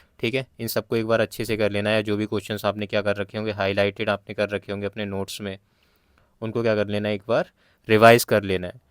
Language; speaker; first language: Hindi; native; Hindi